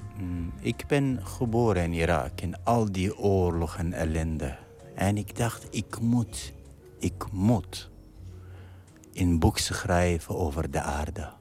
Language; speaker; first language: Dutch; non-native, fluent; Arabic